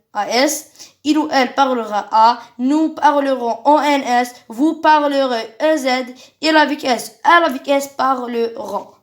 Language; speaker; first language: French; non-native, local second language; Arabic